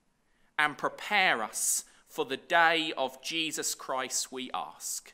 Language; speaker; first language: English; native; English